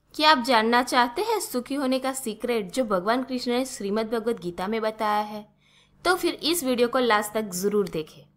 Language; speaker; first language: Hindi; non-native, local second language; Gujarati